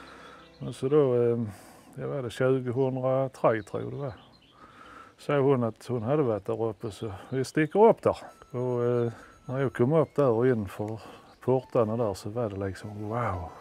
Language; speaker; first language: Swedish; native; Swedish